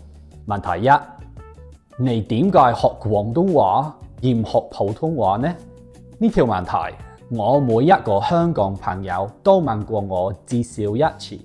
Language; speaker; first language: Cantonese; non-native, fluent; English